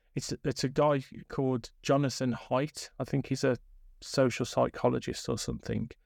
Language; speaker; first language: English; native; English